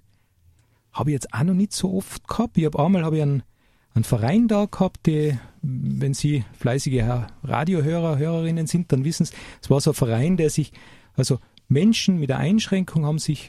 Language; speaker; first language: German; native; German